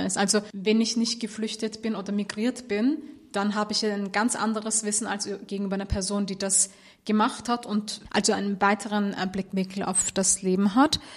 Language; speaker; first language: German; early bilingual, other home language; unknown